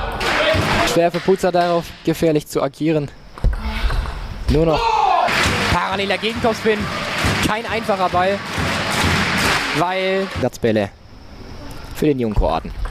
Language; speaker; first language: German; native; German